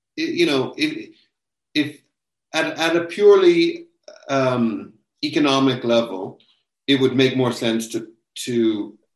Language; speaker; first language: English; native; English